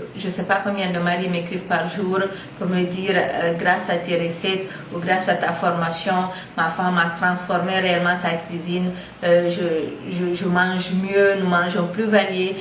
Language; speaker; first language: French; non-native, local second language; Fula